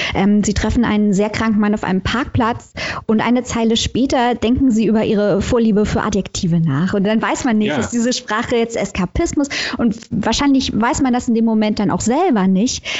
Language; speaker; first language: German; native; German